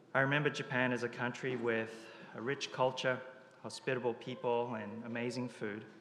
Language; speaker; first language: English; early bilingual, other home language; Japanese